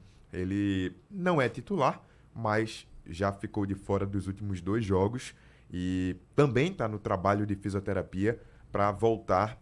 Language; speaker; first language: Portuguese; native; Portuguese